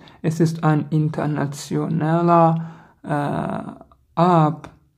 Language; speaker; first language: German; non-native, learner; Persian